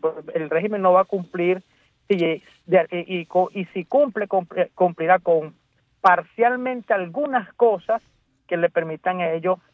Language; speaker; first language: Spanish; native; Spanish